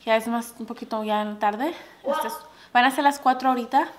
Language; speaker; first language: Spanish; early bilingual, heritage; Spanish